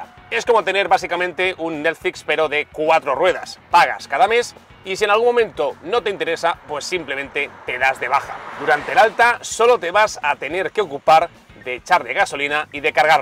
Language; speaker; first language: Spanish; native; Spanish